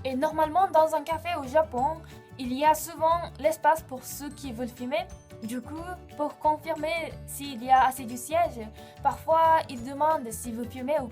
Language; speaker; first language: French; non-native, fluent; Japanese